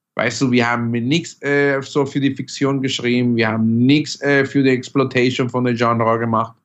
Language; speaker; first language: German; non-native, fluent; Spanish